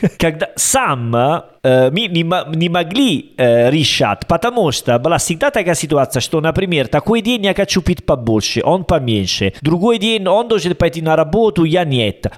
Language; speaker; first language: Russian; non-native, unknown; Italian